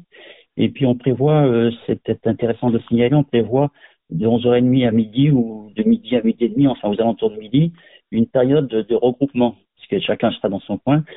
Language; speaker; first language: French; native; French